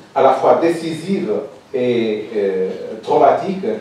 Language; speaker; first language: French; non-native, fluent; Portuguese